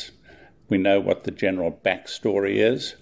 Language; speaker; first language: English; native; English